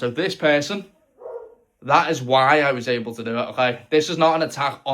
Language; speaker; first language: English; native; English